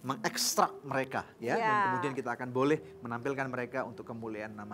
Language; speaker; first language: Indonesian; native; Indonesian